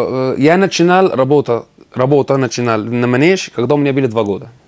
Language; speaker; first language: Russian; non-native, learner; Arabic